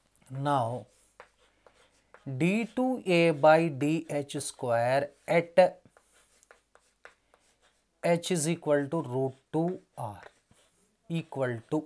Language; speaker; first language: English; non-native, local second language; Telugu